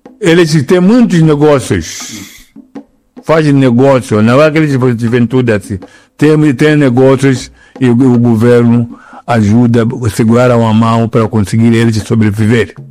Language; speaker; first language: Portuguese; non-native, local second language; Yao